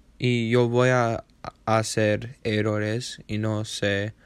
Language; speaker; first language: Spanish; non-native, learner; English